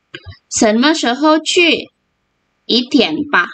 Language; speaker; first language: Chinese; non-native, fluent; Indonesian